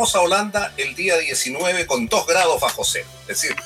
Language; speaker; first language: Spanish; native; Spanish